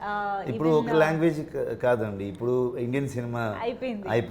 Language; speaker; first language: Telugu; non-native, learner; Kannada